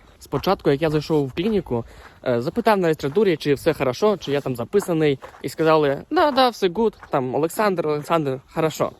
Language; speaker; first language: Ukrainian; native; Ukrainian